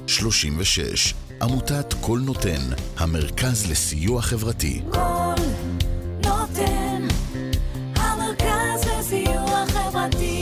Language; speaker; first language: Hebrew; native; Hebrew